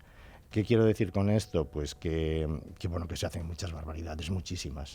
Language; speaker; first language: Spanish; native; Spanish